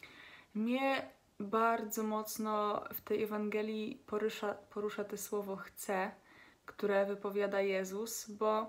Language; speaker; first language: Polish; native; Polish